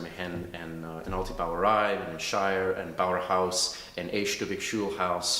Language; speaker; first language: German; early bilingual, heritage; English